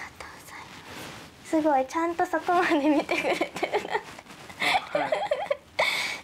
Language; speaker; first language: Japanese; native; Japanese